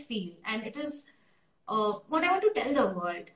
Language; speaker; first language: English; non-native, local second language; Hindi